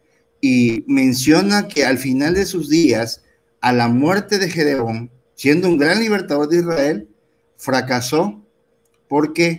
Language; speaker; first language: Spanish; native; Spanish